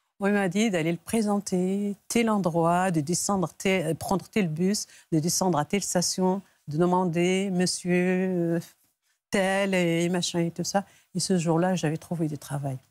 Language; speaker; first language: French; non-native, local second language; Arabic